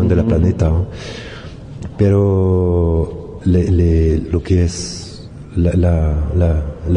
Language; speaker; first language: Spanish; non-native, learner; French